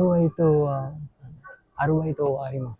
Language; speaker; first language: Japanese; non-native, learner; Sinhala